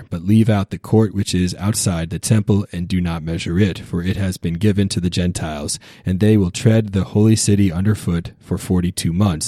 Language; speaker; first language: English; native; English